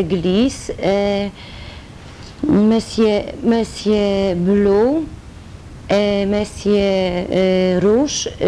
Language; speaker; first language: French; non-native, learner; Polish